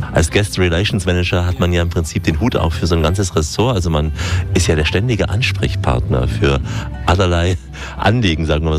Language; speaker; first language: German; native; German